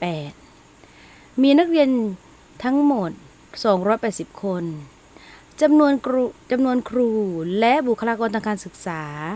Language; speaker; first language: Thai; non-native, local second language; Malay